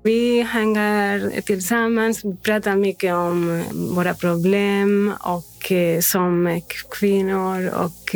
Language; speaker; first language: Swedish; non-native, fluent; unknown